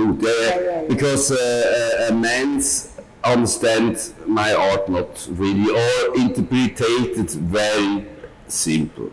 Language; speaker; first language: English; non-native, learner; German